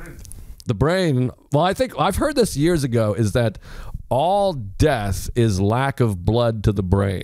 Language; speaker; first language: English; native; English